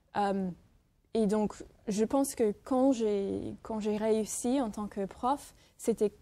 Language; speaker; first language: French; non-native, fluent; English